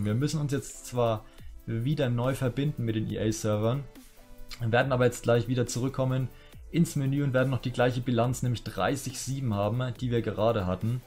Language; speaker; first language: German; native; German